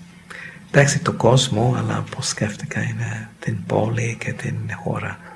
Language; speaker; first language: Greek; non-native, learner; English